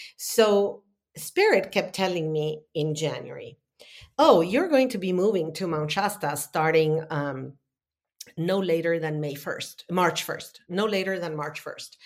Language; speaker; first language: English; non-native, fluent; Spanish